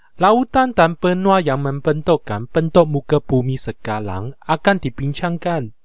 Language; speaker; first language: Malay; non-native, local second language; Chinese